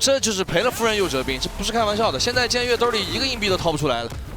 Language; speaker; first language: Chinese; native; Chinese